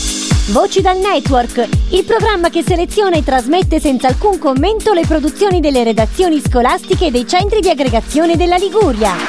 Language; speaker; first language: Italian; native; Italian